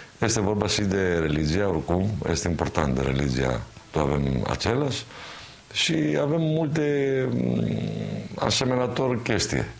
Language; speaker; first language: Romanian; non-native, learner; Greek